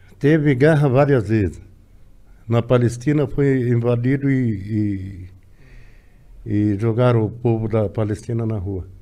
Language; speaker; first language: Portuguese; non-native, fluent; Arabic